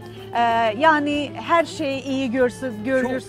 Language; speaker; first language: Turkish; non-native, learner; Kurdish